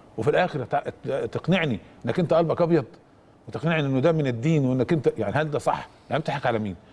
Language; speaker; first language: Egyptian Arabic; native; Egyptian Arabic